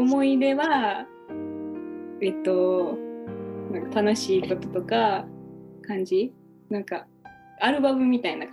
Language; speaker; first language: Japanese; native; Japanese